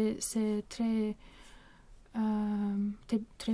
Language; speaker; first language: French; non-native, learner; Swedish